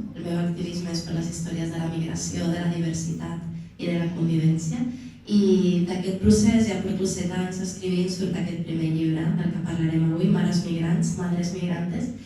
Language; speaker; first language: Catalan; early bilingual, other home language; Arabic